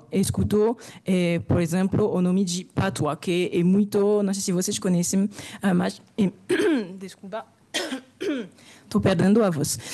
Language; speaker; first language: Portuguese; non-native, fluent; French